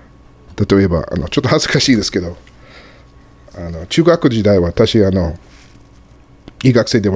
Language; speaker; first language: Japanese; non-native, fluent; English